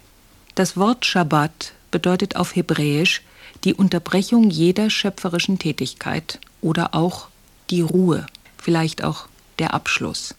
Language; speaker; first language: German; native; German